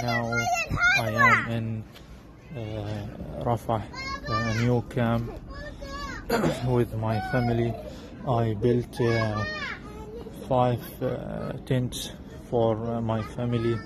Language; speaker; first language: English; non-native, learner; Arabic